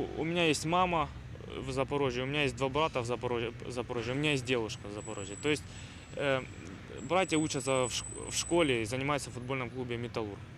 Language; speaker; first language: Russian; native; Russian